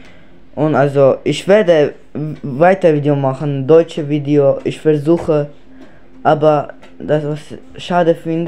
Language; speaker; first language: German; non-native, learner; Macedonian